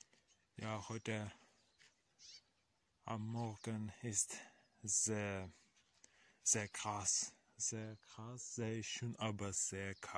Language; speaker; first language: German; non-native, learner; Russian